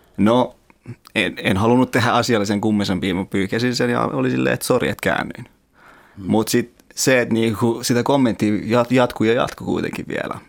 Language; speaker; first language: Finnish; early bilingual, other home language; Persian